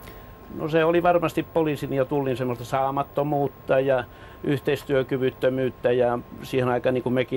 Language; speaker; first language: Finnish; native; Finnish